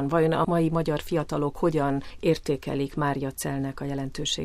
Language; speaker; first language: Hungarian; native; Hungarian